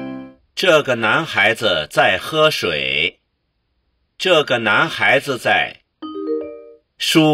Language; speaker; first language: Chinese; non-native, learner; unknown